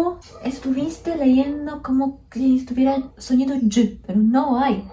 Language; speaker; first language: Spanish; non-native, fluent; Polish